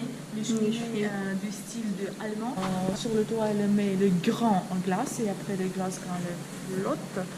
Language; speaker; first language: French; non-native, learner; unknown